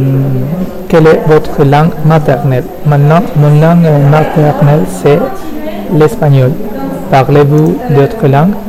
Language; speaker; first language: French; non-native, learner; Spanish